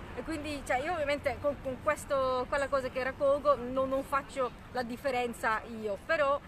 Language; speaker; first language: Italian; non-native, fluent; Dutch